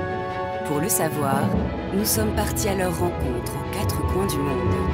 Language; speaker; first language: French; native; French